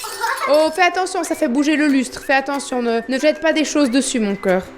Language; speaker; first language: French; native; French